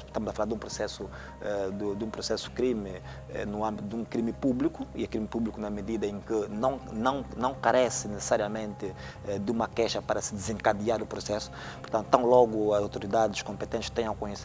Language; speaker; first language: Portuguese; native; Portuguese